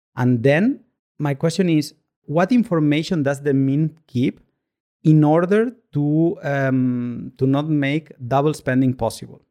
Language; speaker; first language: English; non-native, fluent; Spanish